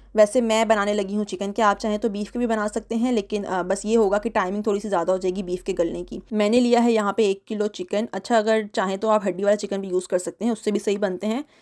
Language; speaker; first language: Urdu; native; Urdu